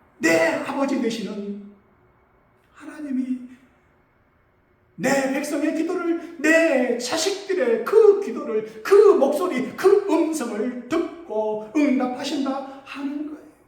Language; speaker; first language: Korean; native; Korean